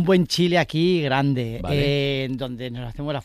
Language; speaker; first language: Spanish; native; Spanish